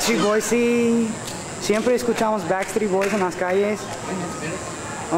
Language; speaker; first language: Spanish; non-native, learner; English